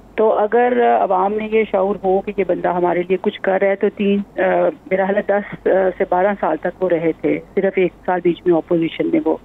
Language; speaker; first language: Urdu; non-native, local second language; Punjabi